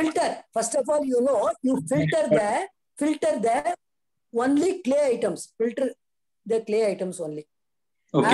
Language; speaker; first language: English; non-native, learner; Tamil